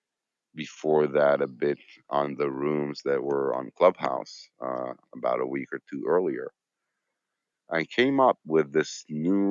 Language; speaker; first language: English; non-native, fluent; Hebrew